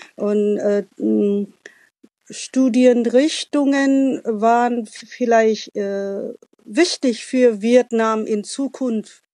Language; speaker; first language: German; non-native, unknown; Vietnamese